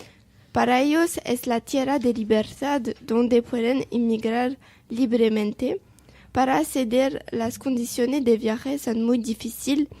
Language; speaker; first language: Spanish; non-native, learner; French